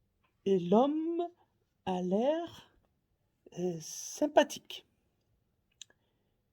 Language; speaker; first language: French; non-native, learner; Faroese